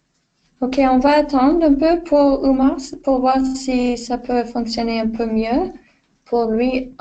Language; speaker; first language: French; non-native, fluent; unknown